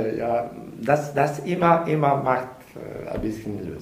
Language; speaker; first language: German; non-native, learner; Russian